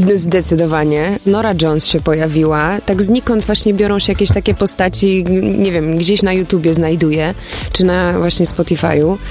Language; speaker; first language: Polish; native; Polish